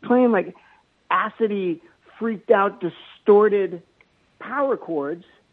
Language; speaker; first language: English; native; English